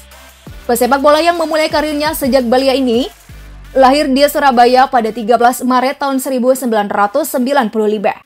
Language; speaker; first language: Indonesian; native; Indonesian